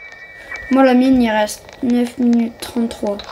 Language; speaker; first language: French; native; French